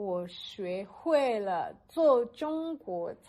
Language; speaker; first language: Chinese; non-native, learner; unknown